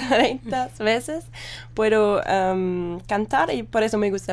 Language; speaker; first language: Spanish; non-native, learner; German